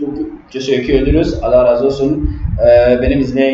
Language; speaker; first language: Turkish; non-native, learner; French